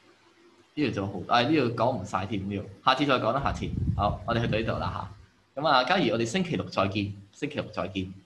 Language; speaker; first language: Cantonese; native; Cantonese